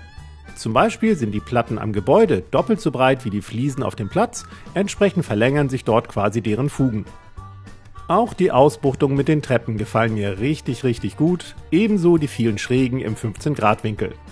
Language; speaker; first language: German; native; German